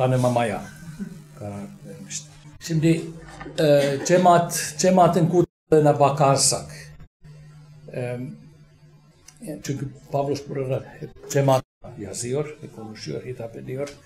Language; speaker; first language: Turkish; non-native, fluent; Finnish